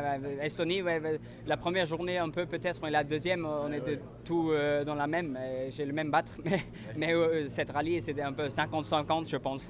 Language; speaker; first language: French; non-native, learner; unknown